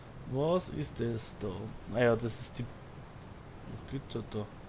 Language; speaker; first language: German; native; German